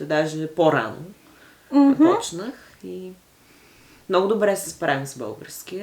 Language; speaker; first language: Bulgarian; early bilingual, heritage; Bulgarian